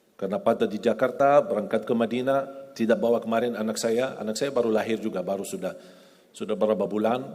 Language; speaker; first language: Indonesian; non-native, fluent; Arabic